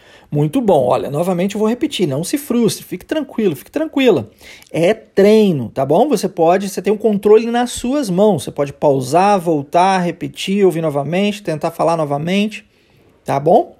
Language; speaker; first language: Portuguese; native; Portuguese